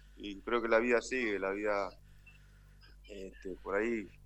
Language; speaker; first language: Spanish; native; Spanish